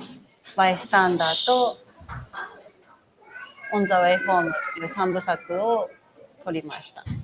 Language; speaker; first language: Japanese; native; Japanese